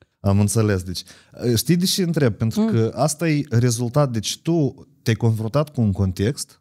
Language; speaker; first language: Romanian; native; Romanian